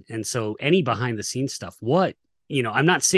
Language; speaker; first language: English; native; English